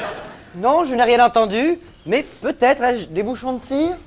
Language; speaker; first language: French; native; French